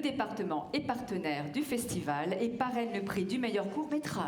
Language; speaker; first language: French; native; French